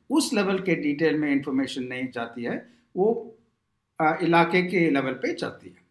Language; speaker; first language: Hindi; non-native, local second language; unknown